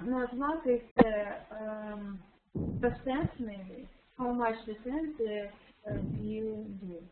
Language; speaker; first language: English; non-native, learner; Russian